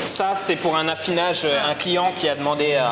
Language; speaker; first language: French; native; French